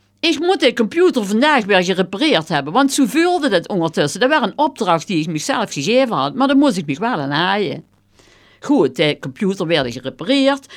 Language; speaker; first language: Dutch; native; Dutch